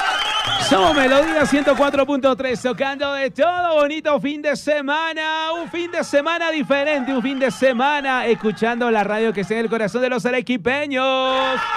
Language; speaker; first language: Spanish; native; Spanish